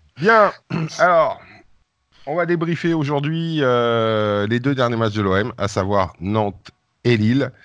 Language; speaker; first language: French; native; French